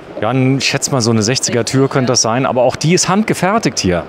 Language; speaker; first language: German; native; German